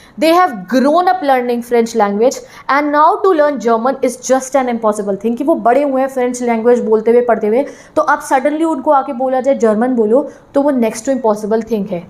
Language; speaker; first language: Hindi; native; Hindi